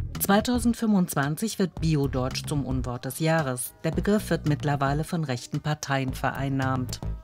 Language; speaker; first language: German; native; German